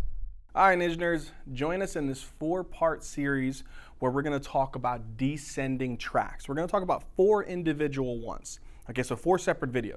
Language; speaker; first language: English; native; English